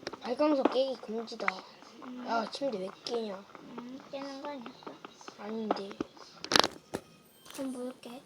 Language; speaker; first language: Korean; native; Korean